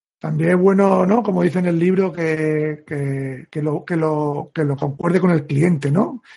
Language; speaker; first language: Spanish; native; Spanish